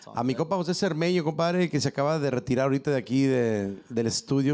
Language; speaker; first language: Spanish; early bilingual, other home language; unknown